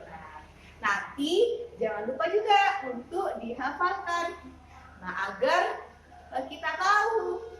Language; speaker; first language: Indonesian; native; Indonesian